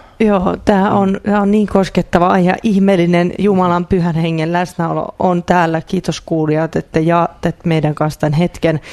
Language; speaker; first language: Finnish; native; Finnish